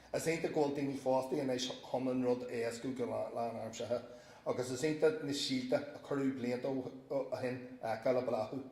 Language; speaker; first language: Irish; non-native, local second language; English